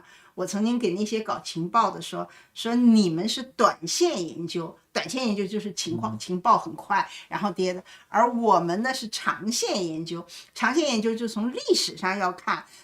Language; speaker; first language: Chinese; native; Chinese